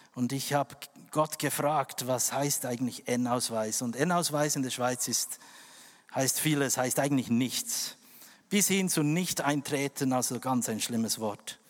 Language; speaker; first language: German; non-native, fluent; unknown